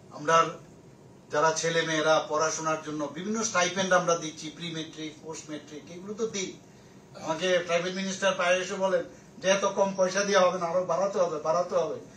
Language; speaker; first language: Bangla; native; Bangla